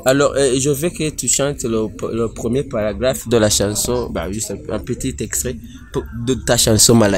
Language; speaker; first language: French; non-native, local second language; Rundi